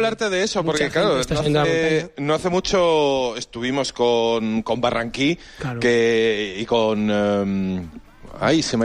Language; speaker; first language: Spanish; native; Spanish